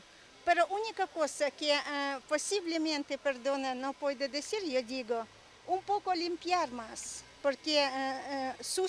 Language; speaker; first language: Spanish; non-native, learner; Russian